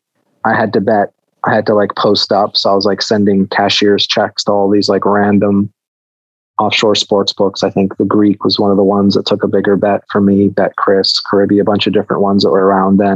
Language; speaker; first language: English; native; English